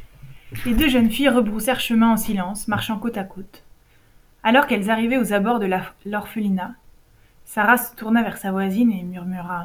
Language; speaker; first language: French; native; French